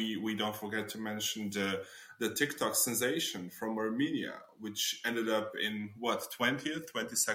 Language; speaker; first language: English; non-native, fluent; Slovenian